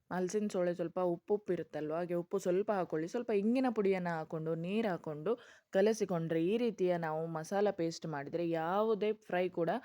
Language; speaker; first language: Kannada; non-native, local second language; Tulu